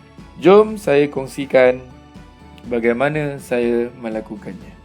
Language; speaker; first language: Malay; native; Malay